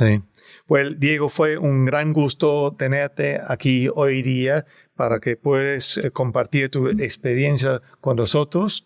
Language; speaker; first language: Spanish; non-native, fluent; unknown